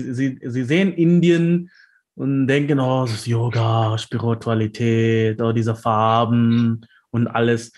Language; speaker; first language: German; non-native, fluent; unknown